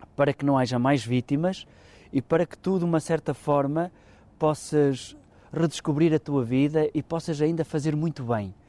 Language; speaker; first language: Portuguese; native; Portuguese